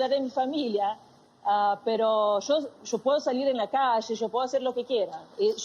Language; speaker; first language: Spanish; non-native, fluent; Portuguese